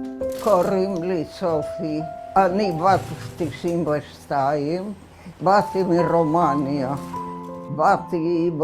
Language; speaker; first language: Hebrew; non-native, fluent; Romanian